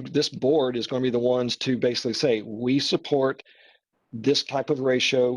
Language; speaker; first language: English; native; English